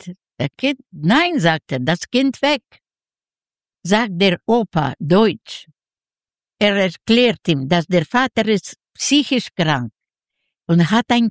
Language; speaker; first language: German; non-native, learner; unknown